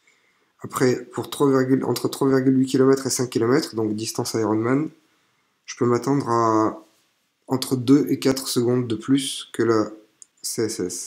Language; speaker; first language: French; native; French